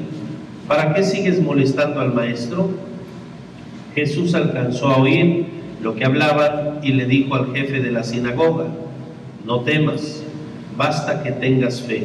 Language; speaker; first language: Spanish; native; Spanish